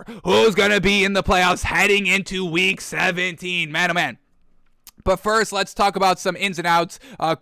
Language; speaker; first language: English; native; English